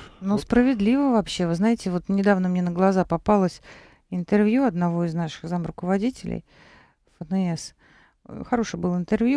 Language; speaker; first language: Russian; native; Russian